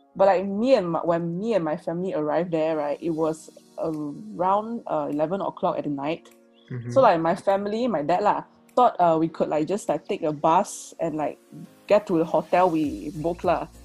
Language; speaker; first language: English; non-native, local second language; Chinese